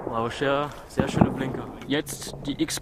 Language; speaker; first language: German; native; German